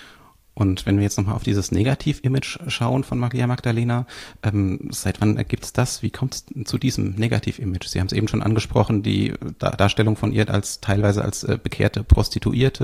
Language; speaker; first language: German; native; German